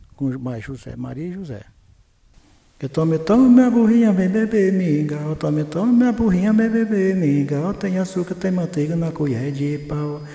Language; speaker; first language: Portuguese; native; Portuguese